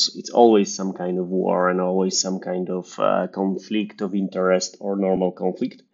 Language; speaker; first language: English; non-native, fluent; Polish